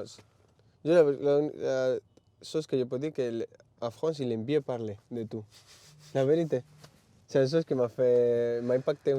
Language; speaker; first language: French; non-native, learner; Spanish